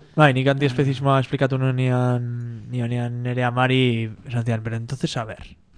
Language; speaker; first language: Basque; native; Basque